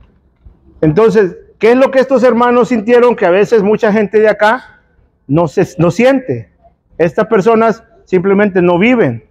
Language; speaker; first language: Spanish; native; Spanish